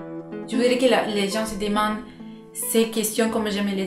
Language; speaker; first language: French; non-native, learner; Spanish